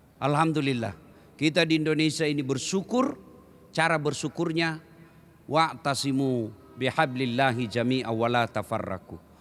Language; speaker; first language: Indonesian; native; Indonesian